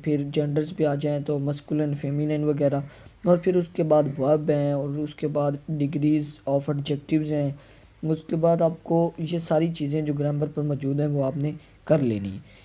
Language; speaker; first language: Urdu; native; Urdu